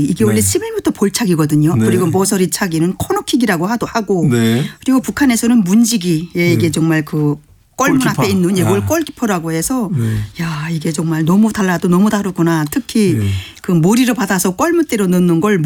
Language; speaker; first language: Korean; native; Korean